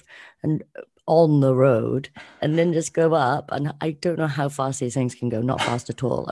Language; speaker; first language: English; native; English